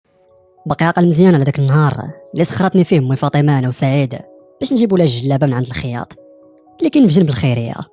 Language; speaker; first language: Arabic; native; Arabic